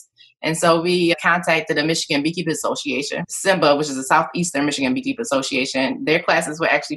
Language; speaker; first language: English; native; English